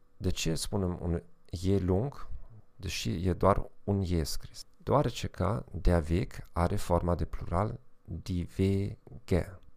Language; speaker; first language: Romanian; non-native, fluent; German